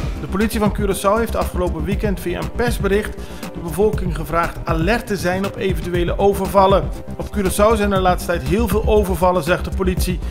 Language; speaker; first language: Dutch; non-native, local second language; Papiamento